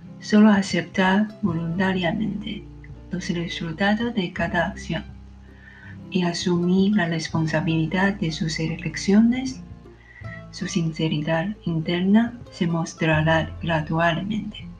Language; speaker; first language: Spanish; non-native, learner; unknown